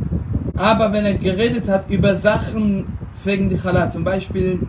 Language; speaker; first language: German; non-native, fluent; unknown